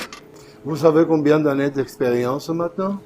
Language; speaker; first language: French; non-native, fluent; Spanish